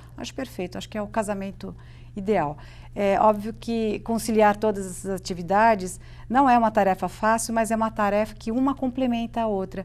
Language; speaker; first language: Portuguese; native; Portuguese